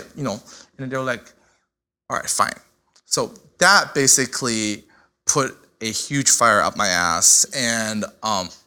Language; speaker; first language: English; non-native, fluent; Chinese